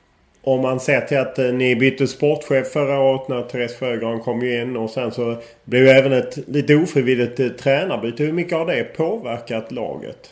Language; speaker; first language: Swedish; native; Swedish